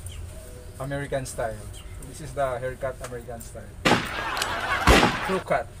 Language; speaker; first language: English; non-native, learner; Filipino